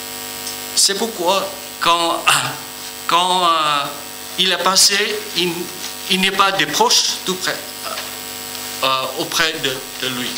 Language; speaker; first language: French; non-native, learner; Vietnamese